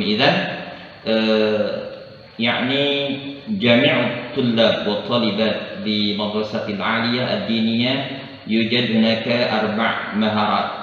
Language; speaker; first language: Arabic; non-native, fluent; Indonesian